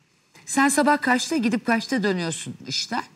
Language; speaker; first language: Turkish; native; Turkish